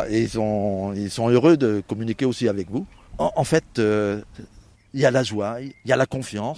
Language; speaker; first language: French; native; French